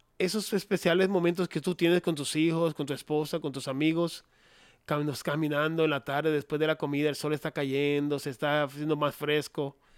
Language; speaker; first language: Spanish; non-native, fluent; English